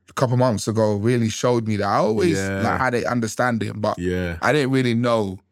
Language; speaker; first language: English; early bilingual, other home language; Krio